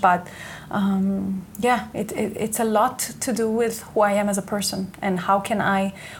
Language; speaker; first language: English; non-native, fluent; Hebrew